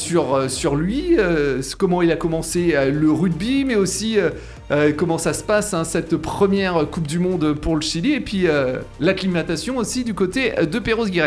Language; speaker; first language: French; native; French